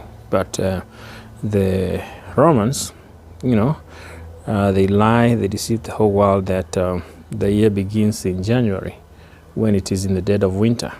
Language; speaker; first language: English; non-native, local second language; Kikuyu